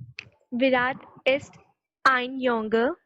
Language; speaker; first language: German; non-native, learner; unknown